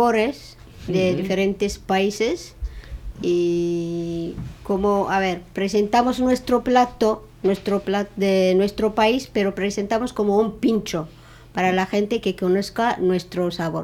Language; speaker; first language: Spanish; non-native, learner; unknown